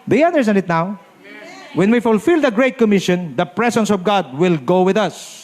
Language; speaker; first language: English; non-native, local second language; Filipino